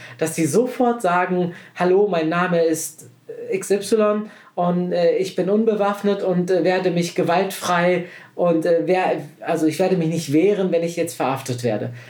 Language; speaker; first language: German; early bilingual, other home language; Turkish